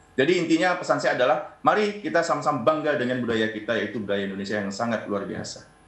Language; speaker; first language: Indonesian; native; Indonesian